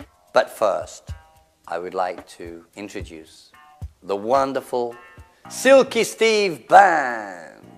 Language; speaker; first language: English; native; English